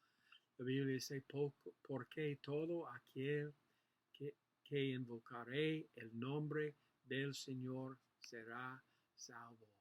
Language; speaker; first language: Spanish; non-native, learner; English